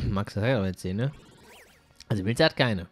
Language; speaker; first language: German; native; German